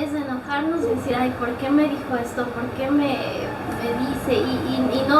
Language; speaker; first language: Spanish; native; Spanish